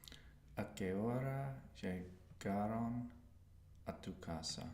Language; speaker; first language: Spanish; non-native, learner; English